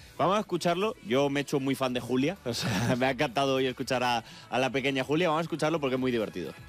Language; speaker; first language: Spanish; native; Spanish